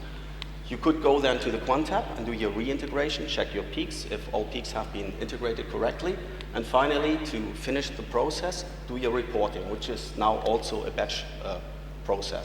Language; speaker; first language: English; non-native, fluent; German